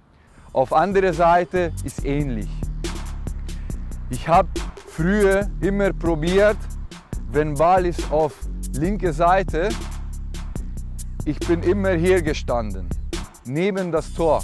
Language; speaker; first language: German; non-native, learner; Hungarian